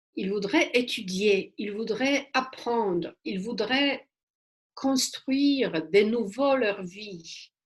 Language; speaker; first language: French; non-native, fluent; Polish